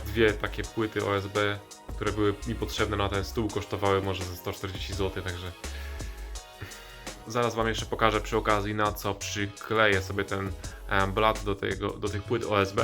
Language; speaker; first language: Polish; native; Polish